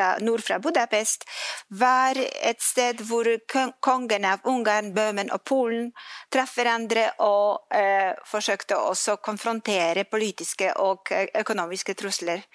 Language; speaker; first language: Norwegian; non-native, fluent; Polish